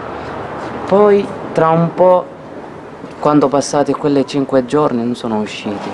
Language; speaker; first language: Italian; non-native, learner; Arabic